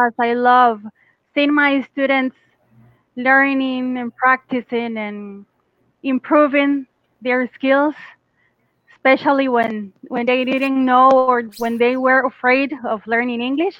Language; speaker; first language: English; non-native, fluent; Spanish